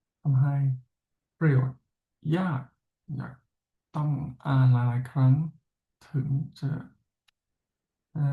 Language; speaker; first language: Thai; non-native, fluent; English